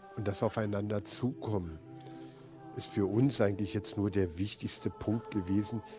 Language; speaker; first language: German; native; German